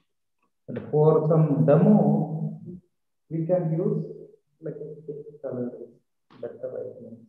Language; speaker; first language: English; non-native, learner; Malayalam